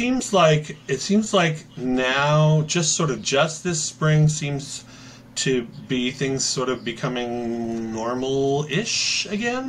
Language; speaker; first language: English; native; English